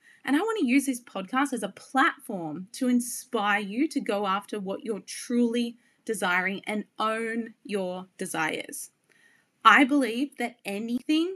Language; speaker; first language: English; native; English